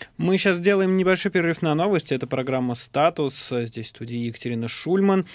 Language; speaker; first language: Russian; native; Russian